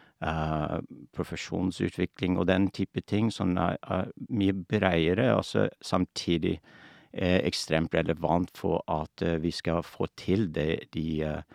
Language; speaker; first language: Norwegian; non-native, fluent; English